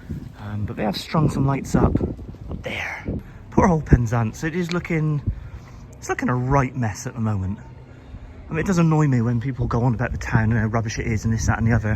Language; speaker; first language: English; native; English